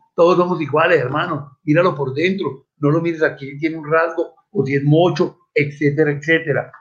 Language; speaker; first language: Spanish; native; Spanish